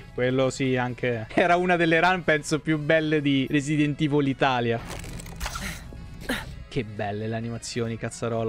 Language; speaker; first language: Italian; native; Italian